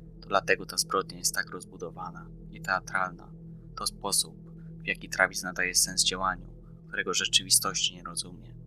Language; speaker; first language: Polish; native; Polish